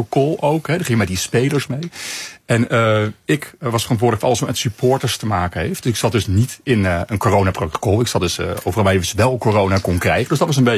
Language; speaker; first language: Dutch; native; Dutch